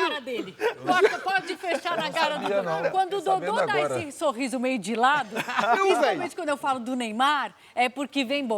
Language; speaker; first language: Portuguese; native; Portuguese